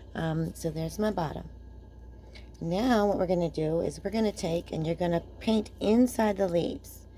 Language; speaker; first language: English; native; English